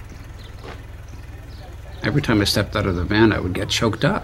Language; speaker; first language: English; early bilingual, other home language; Armenian